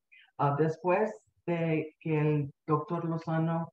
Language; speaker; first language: Spanish; early bilingual, heritage; Spanish